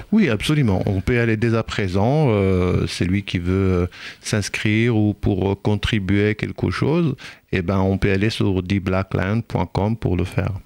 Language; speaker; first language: French; non-native, fluent; Hebrew